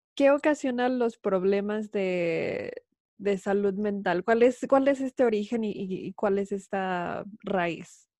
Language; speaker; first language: Spanish; native; Spanish